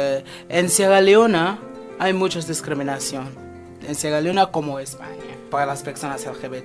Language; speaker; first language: Spanish; non-native, fluent; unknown